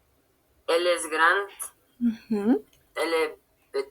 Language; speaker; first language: French; non-native, learner; Spanish